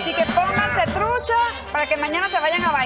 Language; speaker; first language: Spanish; native; Spanish